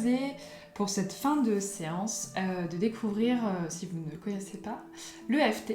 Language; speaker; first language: French; native; French